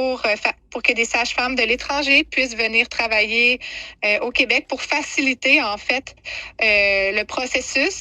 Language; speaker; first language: French; native; French